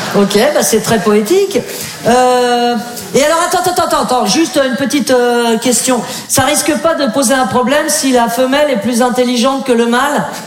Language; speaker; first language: French; native; French